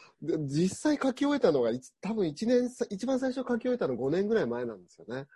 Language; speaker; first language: Japanese; native; Japanese